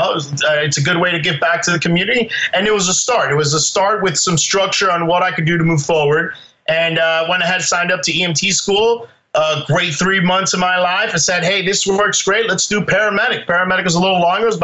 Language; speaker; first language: English; native; English